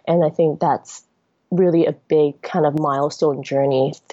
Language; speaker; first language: English; non-native, local second language; Cantonese